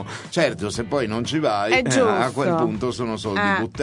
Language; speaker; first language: Italian; native; Italian